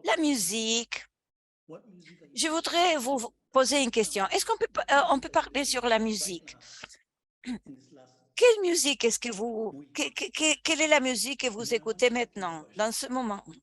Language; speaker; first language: French; non-native, fluent; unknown